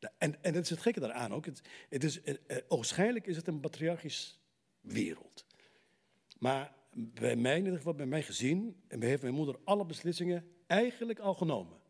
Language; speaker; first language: Dutch; non-native, fluent; Arabic